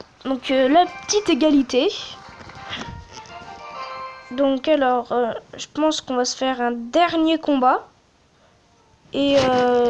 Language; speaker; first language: French; native; French